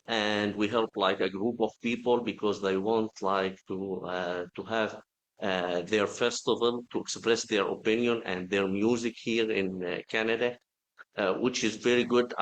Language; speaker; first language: English; non-native, fluent; Arabic